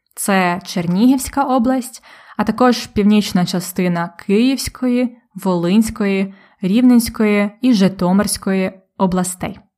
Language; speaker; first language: Ukrainian; native; Ukrainian